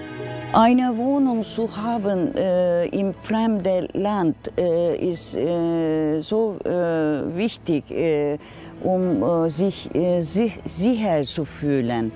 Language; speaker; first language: German; non-native, learner; Turkish